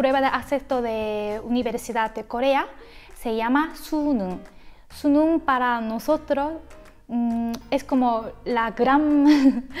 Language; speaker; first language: Spanish; non-native, fluent; Korean